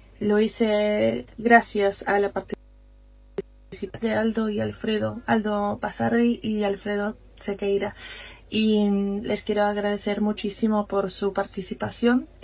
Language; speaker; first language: Spanish; non-native, fluent; English